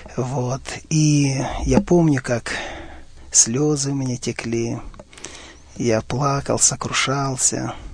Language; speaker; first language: Russian; native; Russian